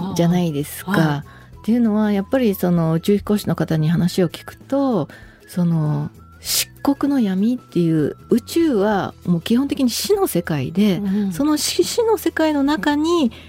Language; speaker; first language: Japanese; native; Japanese